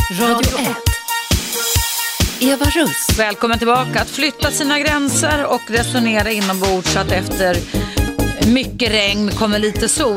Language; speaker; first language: Swedish; native; Swedish